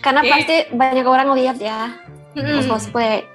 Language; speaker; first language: Indonesian; non-native, fluent; Japanese